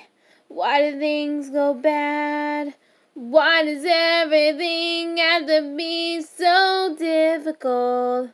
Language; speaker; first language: English; native; English